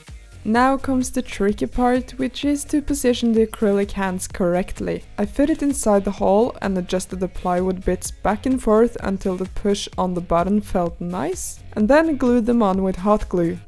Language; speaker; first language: English; non-native, fluent; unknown